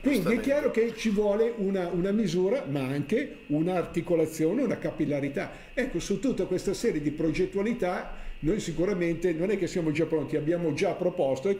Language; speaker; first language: Italian; native; Italian